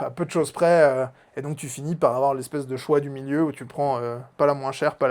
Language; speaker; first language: French; native; French